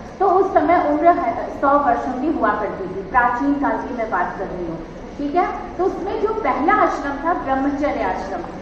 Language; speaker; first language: Hindi; native; Hindi